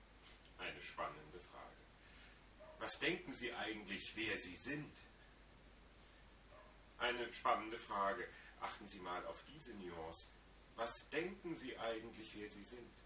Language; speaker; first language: German; native; German